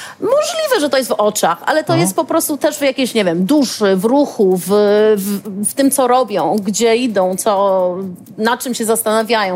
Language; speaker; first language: Polish; early bilingual, heritage; Polish